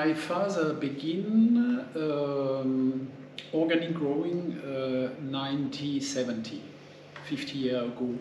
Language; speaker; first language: English; non-native, learner; French